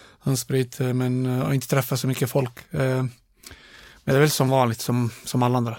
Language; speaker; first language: Swedish; non-native, fluent; Bosnian